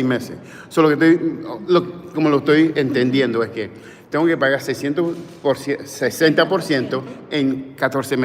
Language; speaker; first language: Spanish; early bilingual, heritage; English